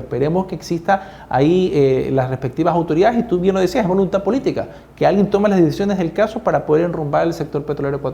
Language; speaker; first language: Spanish; native; Spanish